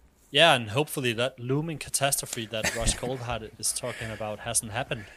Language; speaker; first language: English; non-native, fluent; Danish